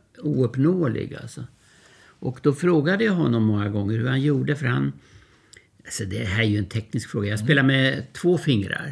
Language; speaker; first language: Swedish; early bilingual, other home language; German